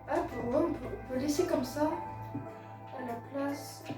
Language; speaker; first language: French; native; French